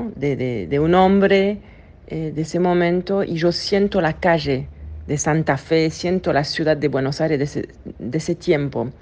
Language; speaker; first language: Spanish; non-native, fluent; French